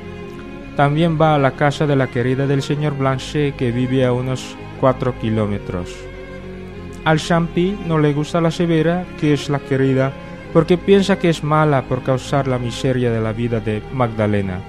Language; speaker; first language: Spanish; native; Spanish